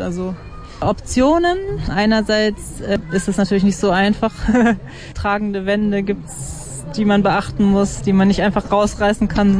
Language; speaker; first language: German; native; German